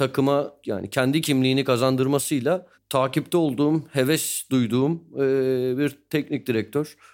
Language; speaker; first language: Turkish; native; Turkish